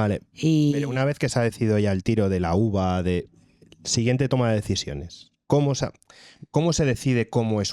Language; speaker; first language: Spanish; native; Spanish